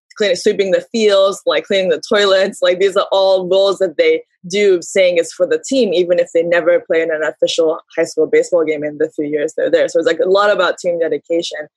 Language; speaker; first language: English; early bilingual, heritage; Japanese